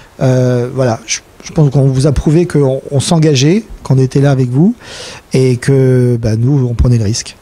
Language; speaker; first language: French; native; French